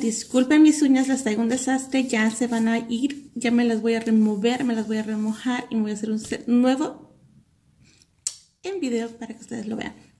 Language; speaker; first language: Spanish; early bilingual, heritage; Spanish